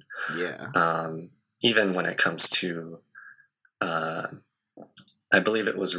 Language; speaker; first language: English; native; English